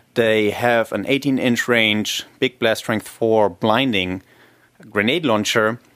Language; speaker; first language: English; non-native, fluent; German